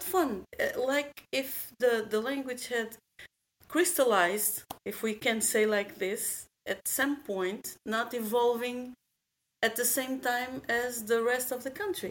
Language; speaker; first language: English; non-native, fluent; Portuguese